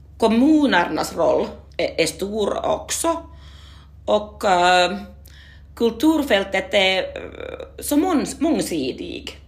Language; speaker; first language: Swedish; non-native, local second language; Finnish